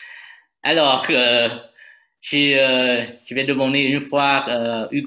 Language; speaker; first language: French; non-native, learner; Vietnamese